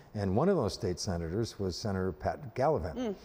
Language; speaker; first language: English; native; English